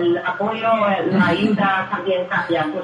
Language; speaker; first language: Spanish; non-native, fluent; English